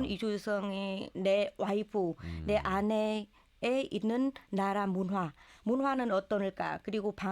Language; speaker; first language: Korean; non-native, learner; Vietnamese